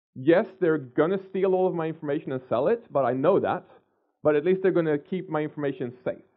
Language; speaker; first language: English; non-native, fluent; Swedish